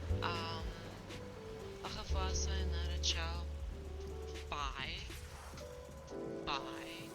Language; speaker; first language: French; non-native, learner; English